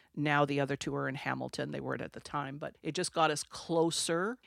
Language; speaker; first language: English; non-native, fluent; French